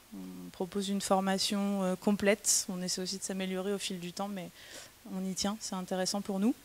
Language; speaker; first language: French; native; French